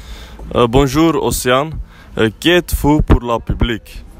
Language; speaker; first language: French; non-native, learner; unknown